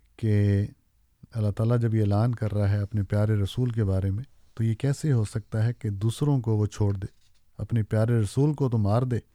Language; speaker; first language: Urdu; native; Urdu